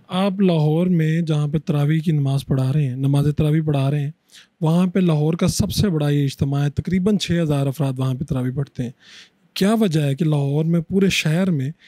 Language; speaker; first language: Urdu; non-native, local second language; Punjabi